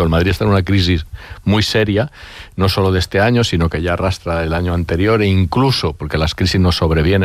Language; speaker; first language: Spanish; native; Spanish